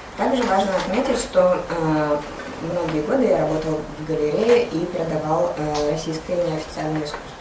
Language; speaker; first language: Russian; native; Russian